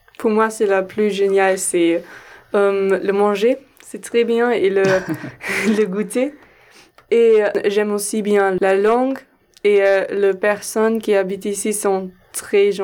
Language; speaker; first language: French; non-native, learner; German